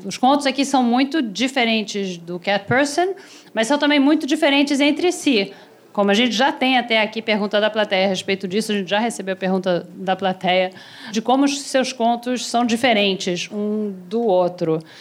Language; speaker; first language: Portuguese; native; Portuguese